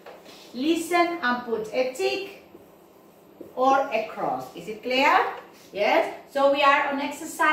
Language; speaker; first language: English; non-native, fluent; Spanish